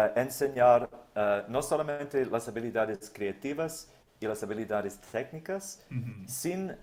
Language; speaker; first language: Spanish; non-native, learner; English